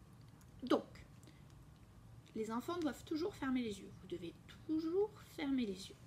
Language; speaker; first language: French; native; French